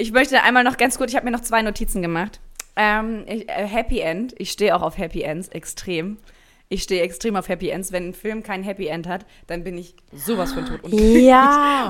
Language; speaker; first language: German; native; German